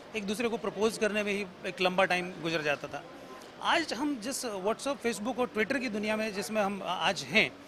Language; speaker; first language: Hindi; native; Hindi